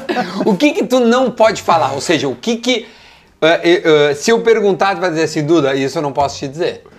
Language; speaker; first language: Portuguese; native; Portuguese